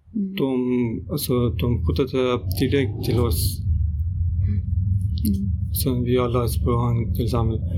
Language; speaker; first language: Swedish; non-native, learner; Persian